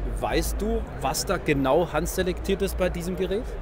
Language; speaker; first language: German; native; German